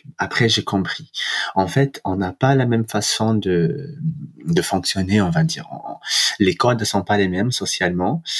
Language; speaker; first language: French; non-native, fluent; Portuguese